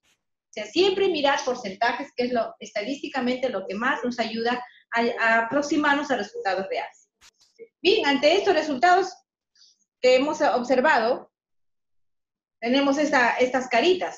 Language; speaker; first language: Spanish; native; Spanish